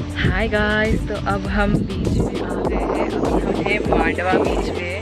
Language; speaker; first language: Hindi; non-native, local second language; Marathi